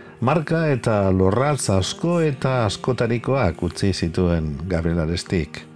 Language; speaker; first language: Basque; native; Basque